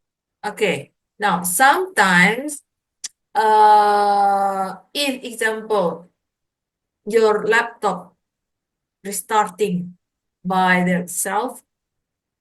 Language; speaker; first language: English; non-native, fluent; Indonesian